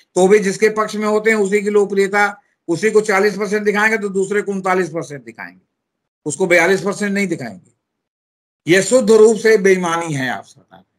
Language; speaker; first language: Hindi; native; Hindi